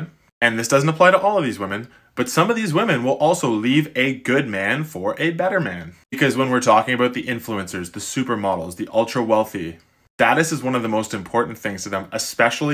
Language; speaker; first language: English; native; English